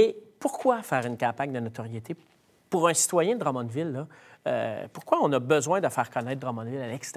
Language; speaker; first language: French; native; French